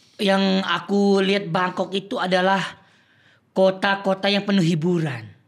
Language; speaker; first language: Indonesian; non-native, fluent; Thai